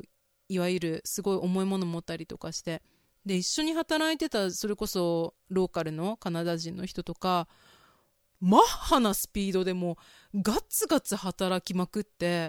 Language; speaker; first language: Japanese; native; Japanese